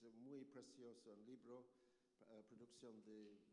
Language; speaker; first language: Spanish; non-native, learner; English